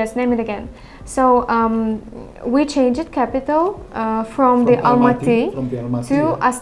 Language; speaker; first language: English; non-native, learner; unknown